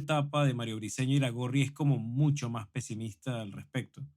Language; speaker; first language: Spanish; native; Spanish